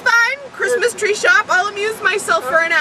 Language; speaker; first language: English; native; English